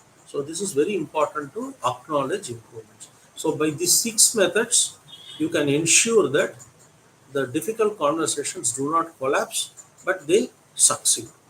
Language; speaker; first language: English; non-native, local second language; Tamil